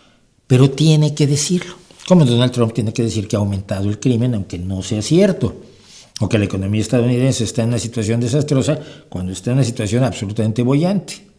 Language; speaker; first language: Spanish; native; Spanish